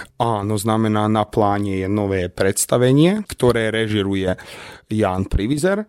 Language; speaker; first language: Slovak; native; Slovak